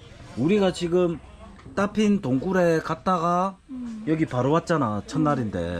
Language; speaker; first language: Korean; native; Korean